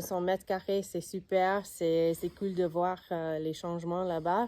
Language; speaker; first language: French; non-native, learner; English